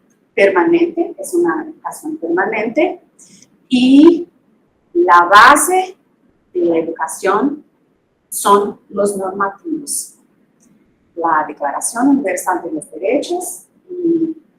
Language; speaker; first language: Spanish; non-native, fluent; Portuguese